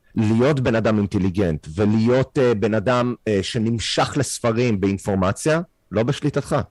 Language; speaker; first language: Hebrew; non-native, fluent; English